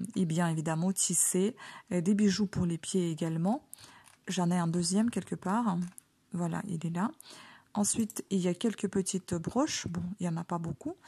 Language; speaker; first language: French; non-native, fluent; Ukrainian